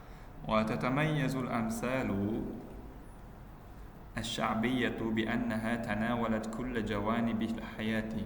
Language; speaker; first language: Arabic; non-native, fluent; Uzbek